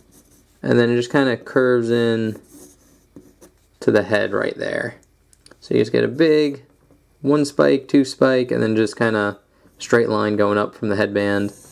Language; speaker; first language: English; native; English